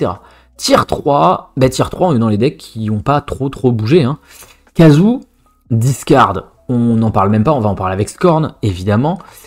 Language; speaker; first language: French; native; French